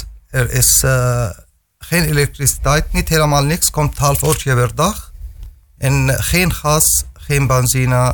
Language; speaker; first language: Dutch; non-native, learner; Arabic